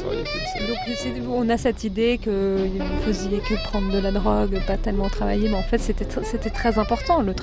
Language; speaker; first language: French; native; French